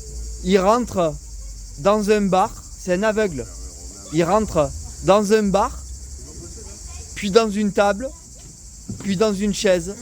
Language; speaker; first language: French; native; French